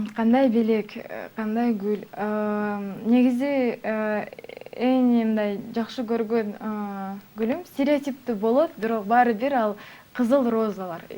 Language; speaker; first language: Kyrgyz; non-native, local second language; Uyghur